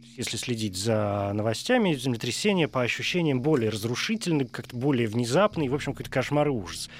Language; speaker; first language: Russian; native; Russian